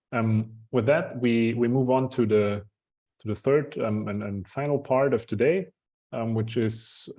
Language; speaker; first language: English; non-native, fluent; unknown